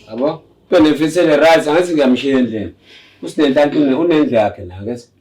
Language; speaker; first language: Zulu; native; Zulu